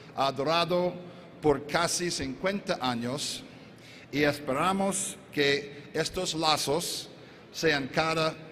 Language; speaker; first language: Spanish; non-native, fluent; English